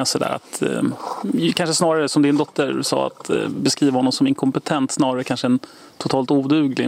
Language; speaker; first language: Swedish; native; Swedish